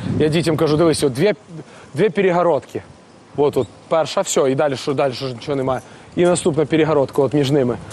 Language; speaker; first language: Ukrainian; non-native, local second language; Russian